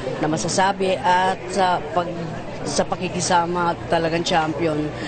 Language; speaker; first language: Filipino; non-native, local second language; Bikol